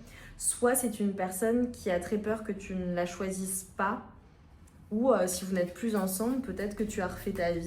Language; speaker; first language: French; native; French